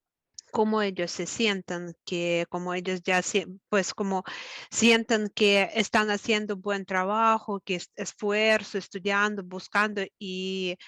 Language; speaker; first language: Spanish; non-native, fluent; Russian